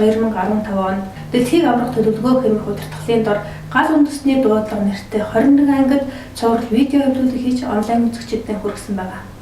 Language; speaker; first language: Mongolian; native; Mongolian